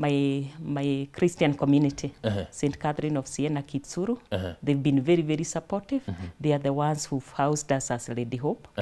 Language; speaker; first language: English; non-native, local second language; Kikuyu